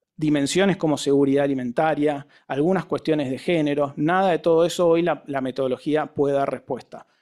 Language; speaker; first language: Spanish; native; Spanish